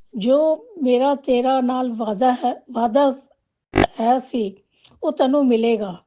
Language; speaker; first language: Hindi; non-native, local second language; Punjabi